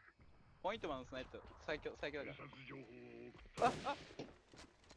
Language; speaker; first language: Japanese; native; Japanese